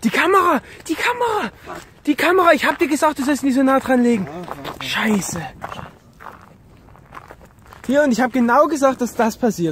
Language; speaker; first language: German; native; German